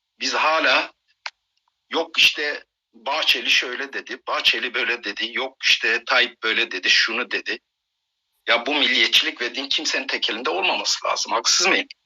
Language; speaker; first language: Turkish; non-native, local second language; Kurdish